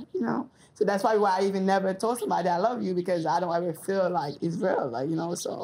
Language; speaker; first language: English; early bilingual, other home language; Haitian Creole